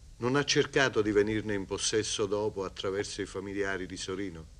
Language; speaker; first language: Italian; native; Italian